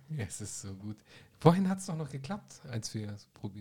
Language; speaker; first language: German; native; German